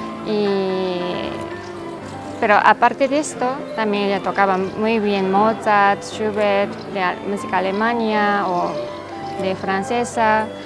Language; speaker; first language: Spanish; non-native, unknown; Japanese